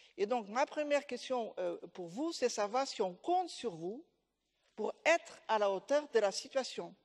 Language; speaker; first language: French; non-native, fluent; Portuguese